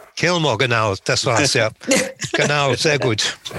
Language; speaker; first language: German; non-native, fluent; English